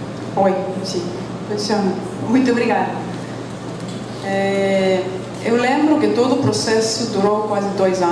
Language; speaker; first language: Portuguese; non-native, fluent; Estonian